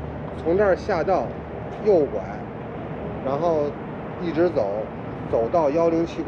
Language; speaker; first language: Chinese; native; Chinese